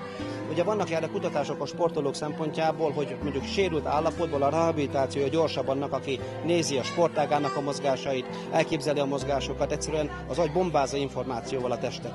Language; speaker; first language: Hungarian; native; Hungarian